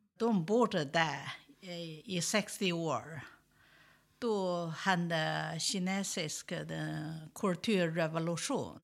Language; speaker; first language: Swedish; non-native, learner; Chinese